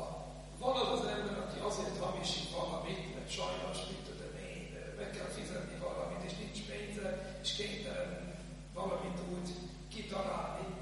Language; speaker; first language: Hungarian; non-native, fluent; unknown